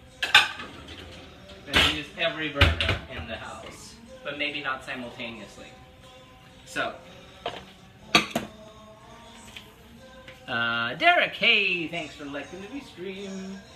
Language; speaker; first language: English; early bilingual, other home language; Spanish